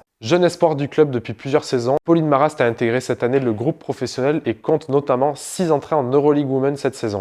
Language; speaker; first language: French; native; French